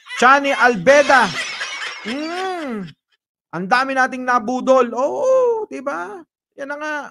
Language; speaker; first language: Filipino; native; Filipino